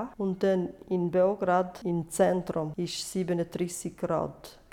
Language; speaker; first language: German; non-native, learner; Albanian